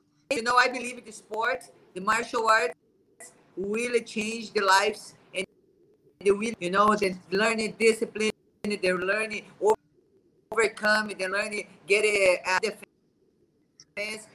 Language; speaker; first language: English; non-native, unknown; Portuguese